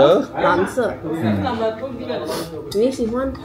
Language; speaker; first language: Chinese; non-native, learner; Indonesian